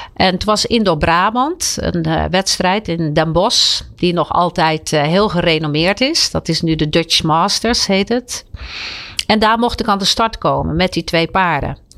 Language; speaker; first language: Dutch; native; Dutch